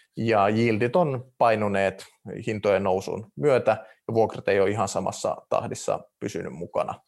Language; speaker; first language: Finnish; native; Finnish